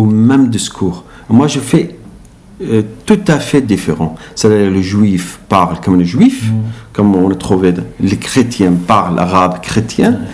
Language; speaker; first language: French; non-native, learner; Arabic